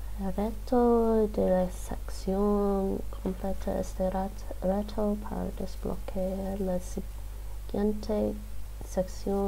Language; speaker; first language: Spanish; non-native, learner; English